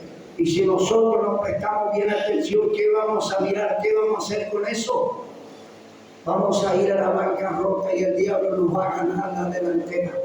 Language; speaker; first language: Spanish; native; Spanish